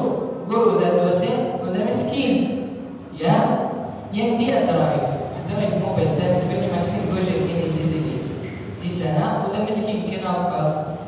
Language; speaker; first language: Indonesian; non-native, learner; Arabic